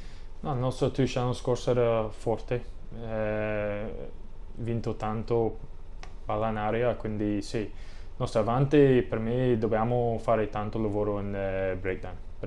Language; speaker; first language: Italian; non-native, learner; English